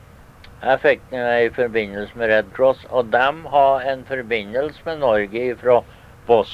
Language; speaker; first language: Norwegian; early bilingual, heritage; Norwegian